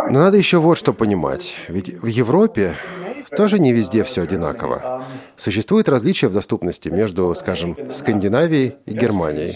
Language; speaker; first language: Russian; non-native, fluent; German